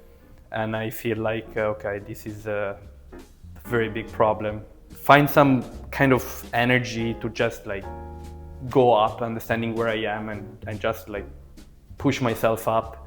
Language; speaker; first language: English; early bilingual, other home language; Italian